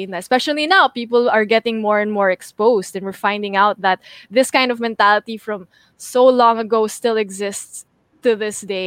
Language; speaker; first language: English; native; English